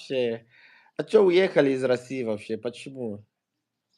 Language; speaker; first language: Russian; non-native, fluent; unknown